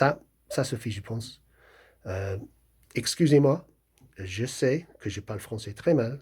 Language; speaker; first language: French; non-native, fluent; English